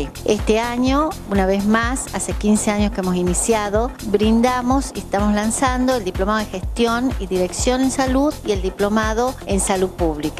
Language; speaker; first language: Spanish; native; Spanish